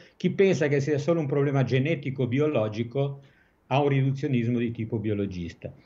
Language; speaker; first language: Italian; native; Italian